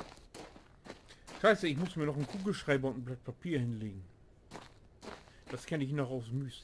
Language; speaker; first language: German; native; German